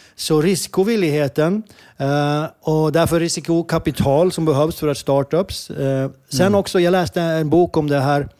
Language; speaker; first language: Swedish; non-native, fluent; Hebrew